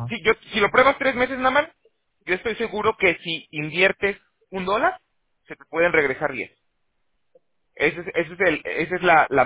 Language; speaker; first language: Spanish; native; Spanish